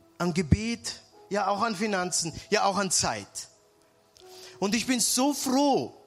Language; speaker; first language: German; early bilingual, other home language; Serbian